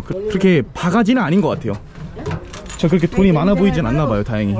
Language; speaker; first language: Korean; native; Korean